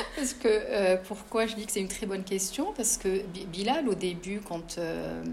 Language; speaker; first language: French; non-native, local second language; Arabic